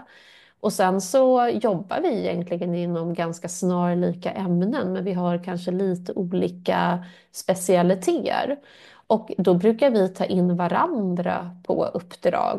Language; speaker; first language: Swedish; native; Swedish